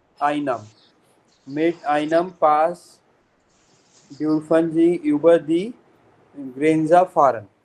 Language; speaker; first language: German; non-native, fluent; Hindi